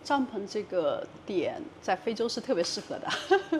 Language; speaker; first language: Chinese; native; Chinese